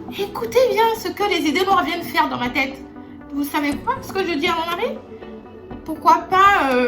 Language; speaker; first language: French; non-native, local second language; Lingala